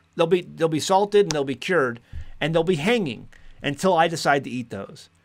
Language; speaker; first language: English; native; English